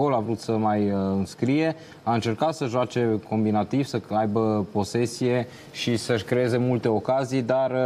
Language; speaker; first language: Romanian; native; Romanian